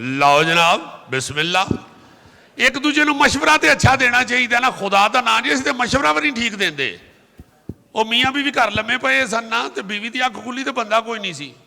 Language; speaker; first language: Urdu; non-native, local second language; Punjabi